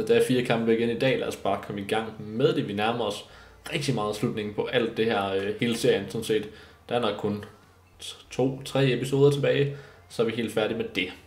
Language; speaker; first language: Danish; native; Danish